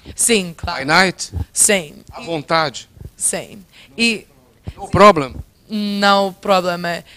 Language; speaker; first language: Portuguese; non-native, fluent; English